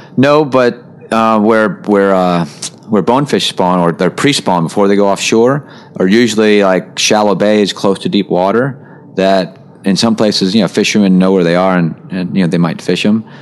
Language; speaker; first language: English; native; English